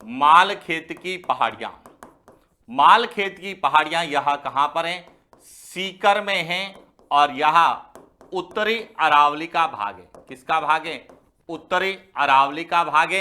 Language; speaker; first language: Hindi; native; Hindi